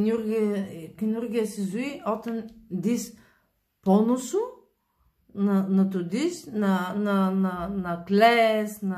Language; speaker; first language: Greek; non-native, learner; Bulgarian